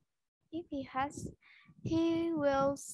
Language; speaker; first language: English; non-native, learner; Vietnamese